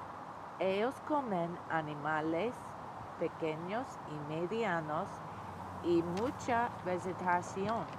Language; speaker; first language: Spanish; non-native, learner; English